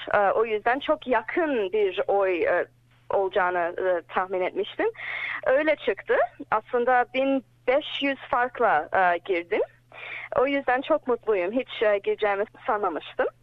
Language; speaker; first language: Turkish; early bilingual, heritage; English